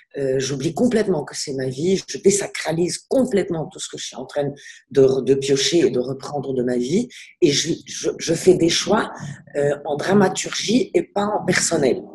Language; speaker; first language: French; non-native, local second language; Arabic